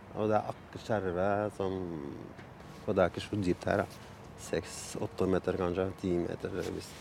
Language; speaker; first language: Norwegian; non-native, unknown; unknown